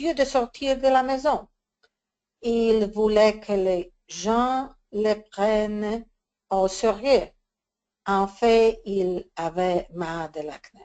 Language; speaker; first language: French; non-native, learner; English